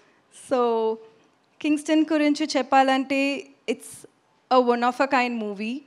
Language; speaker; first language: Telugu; non-native, learner; Tamil